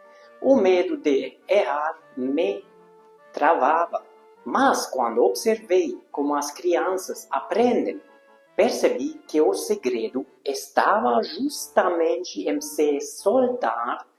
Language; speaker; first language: Portuguese; non-native, fluent; Hungarian